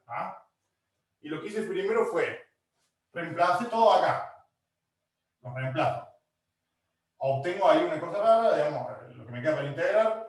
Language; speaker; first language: Spanish; native; Spanish